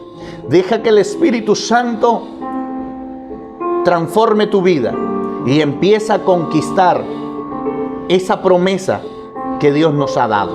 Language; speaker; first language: Spanish; native; Spanish